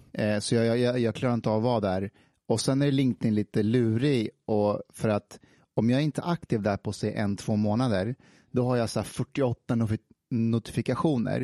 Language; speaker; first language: Swedish; early bilingual, other home language; Persian